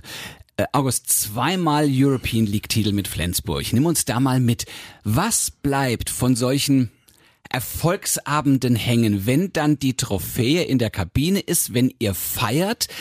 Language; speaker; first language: German; native; German